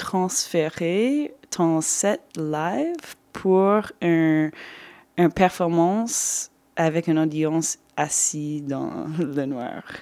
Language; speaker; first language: French; non-native, fluent; English